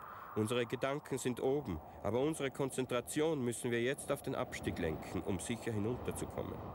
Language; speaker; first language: German; native; German